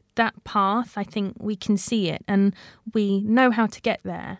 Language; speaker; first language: English; native; English